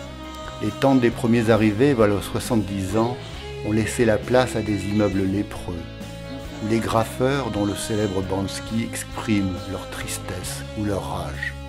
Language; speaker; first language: French; native; French